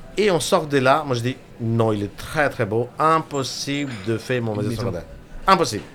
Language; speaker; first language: French; non-native, fluent; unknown